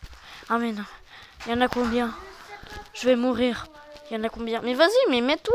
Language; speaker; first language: French; native; French